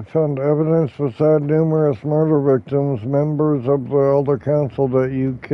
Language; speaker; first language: English; native; English